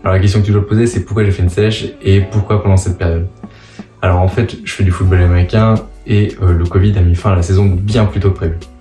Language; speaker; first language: French; native; French